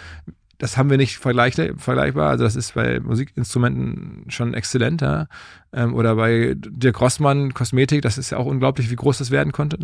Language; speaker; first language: German; native; German